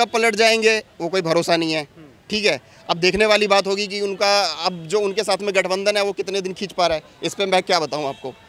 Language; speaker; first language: Hindi; native; Hindi